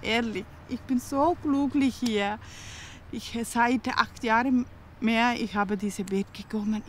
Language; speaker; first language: German; non-native, learner; Tamil